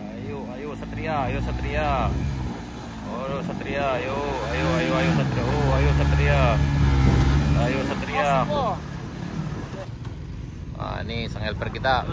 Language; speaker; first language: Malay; non-native, local second language; Minangkabau